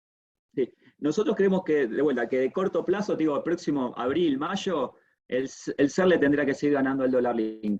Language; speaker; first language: Spanish; native; Spanish